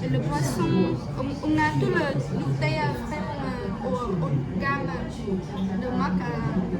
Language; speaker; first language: French; non-native, learner; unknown